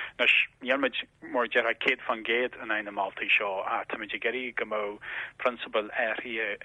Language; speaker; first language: Irish; native; Irish